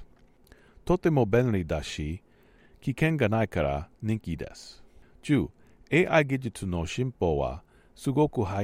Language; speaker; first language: Japanese; non-native, learner; English